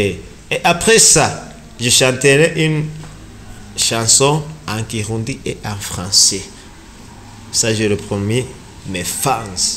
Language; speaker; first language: French; non-native, learner; Rundi